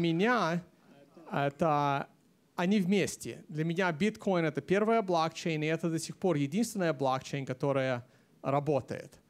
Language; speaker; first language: Russian; early bilingual, heritage; Russian